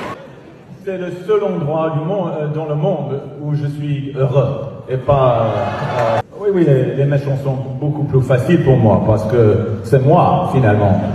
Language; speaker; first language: French; non-native, fluent; English